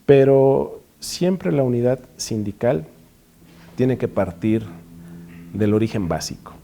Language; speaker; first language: Spanish; native; Spanish